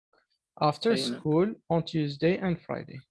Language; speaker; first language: English; non-native, fluent; Arabic